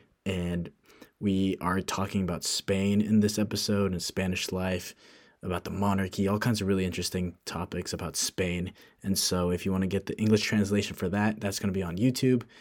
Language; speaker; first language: English; native; English